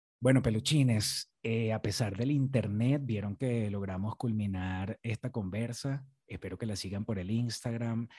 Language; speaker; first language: Spanish; native; Spanish